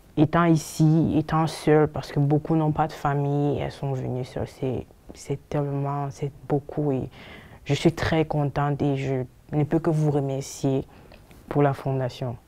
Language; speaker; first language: French; native; French